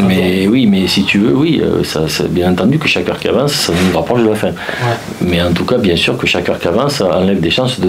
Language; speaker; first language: French; native; French